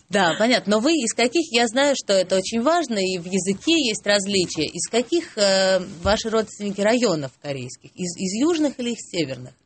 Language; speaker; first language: Russian; native; Russian